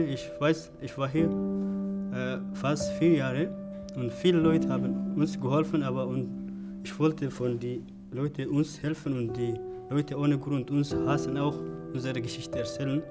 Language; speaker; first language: German; non-native, learner; Oromo